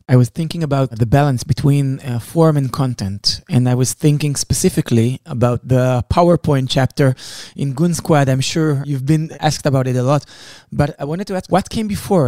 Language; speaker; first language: English; non-native, fluent; Hebrew